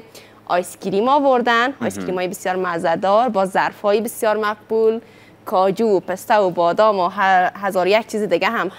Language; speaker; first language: Persian; native; Persian